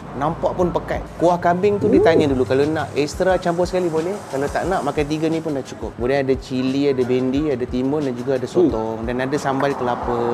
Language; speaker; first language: Malay; native; Malay